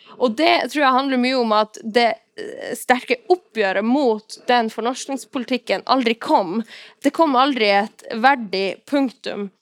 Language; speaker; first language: Norwegian; non-native, local second language; Northern Sami